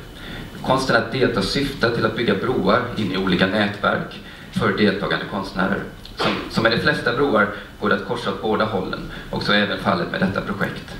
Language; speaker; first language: Swedish; native; Swedish